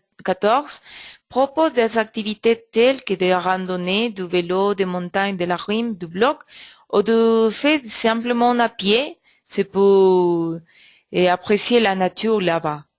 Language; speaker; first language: French; non-native, learner; Spanish